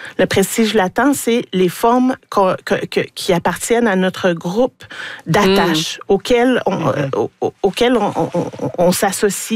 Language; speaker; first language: French; native; French